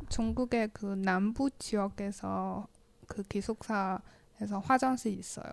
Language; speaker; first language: Korean; non-native, learner; Chinese